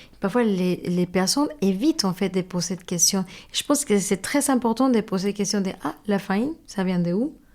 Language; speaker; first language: French; non-native, fluent; Spanish